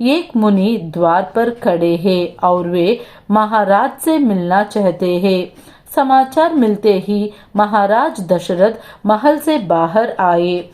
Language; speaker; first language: Hindi; non-native, local second language; Telugu